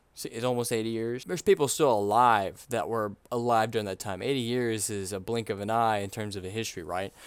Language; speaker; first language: English; native; English